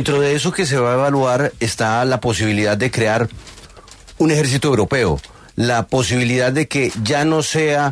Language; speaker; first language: Spanish; native; Spanish